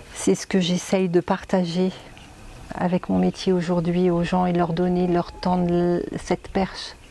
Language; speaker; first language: French; native; French